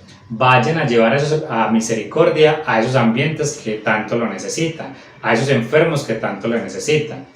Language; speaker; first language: Spanish; native; Spanish